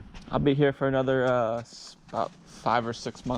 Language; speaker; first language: English; native; English